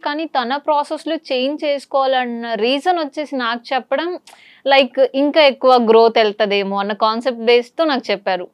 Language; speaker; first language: Telugu; native; Telugu